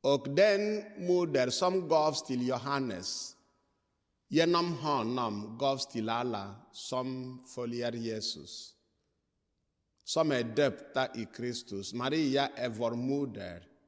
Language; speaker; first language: Swedish; non-native, fluent; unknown